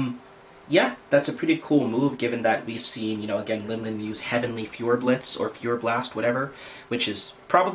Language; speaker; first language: English; native; English